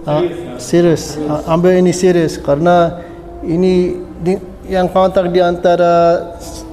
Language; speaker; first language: Indonesian; non-native, fluent; English